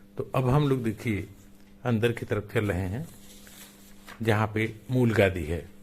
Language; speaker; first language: Hindi; native; Hindi